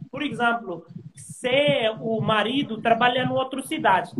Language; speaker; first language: Portuguese; non-native, learner; Hindi